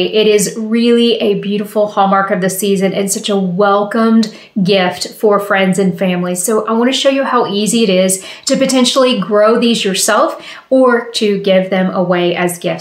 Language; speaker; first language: English; native; English